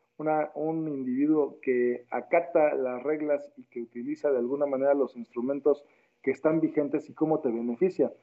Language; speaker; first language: Spanish; native; Spanish